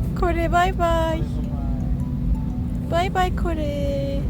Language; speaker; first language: Korean; non-native, fluent; Turkish